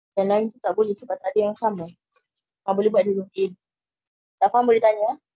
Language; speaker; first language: Malay; native; Malay